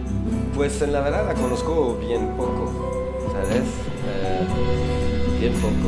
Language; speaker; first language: Spanish; non-native, fluent; French